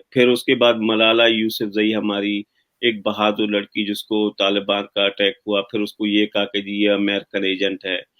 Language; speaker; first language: Urdu; native; Urdu